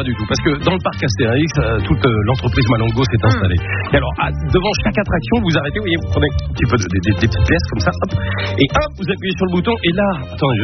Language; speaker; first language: French; native; French